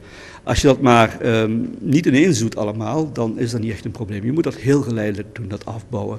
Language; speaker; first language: Dutch; native; Dutch